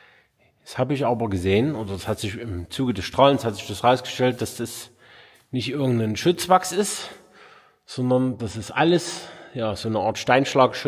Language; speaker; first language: German; native; German